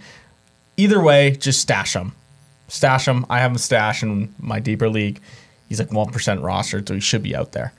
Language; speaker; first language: English; native; English